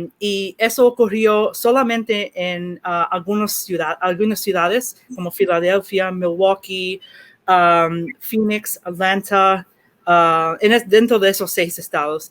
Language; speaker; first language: Spanish; early bilingual, heritage; Spanish